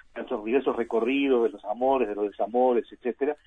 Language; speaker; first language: Spanish; native; Spanish